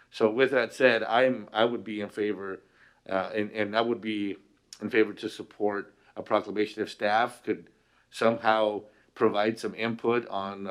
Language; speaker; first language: English; early bilingual, other home language; Spanish